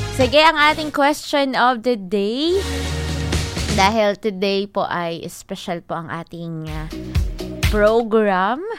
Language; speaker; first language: Filipino; non-native, local second language; Hiligaynon